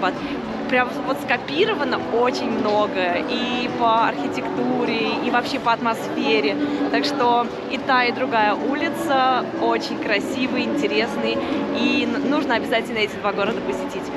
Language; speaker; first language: Russian; native; Russian